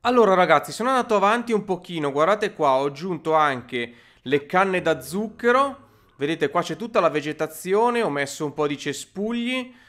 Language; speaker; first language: Italian; native; Italian